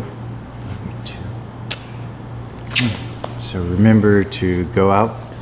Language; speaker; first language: English; native; English